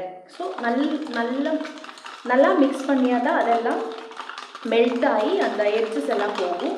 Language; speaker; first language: Tamil; non-native, learner; Malayalam